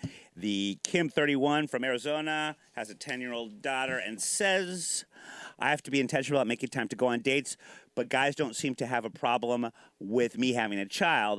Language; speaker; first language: English; native; English